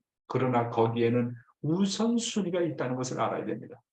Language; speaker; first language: Korean; native; Korean